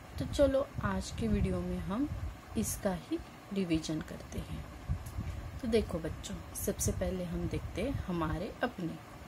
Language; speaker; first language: Hindi; non-native, local second language; Marathi